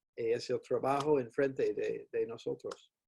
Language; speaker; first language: Spanish; non-native, fluent; English